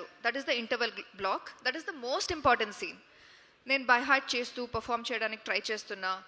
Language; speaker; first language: Telugu; non-native, learner; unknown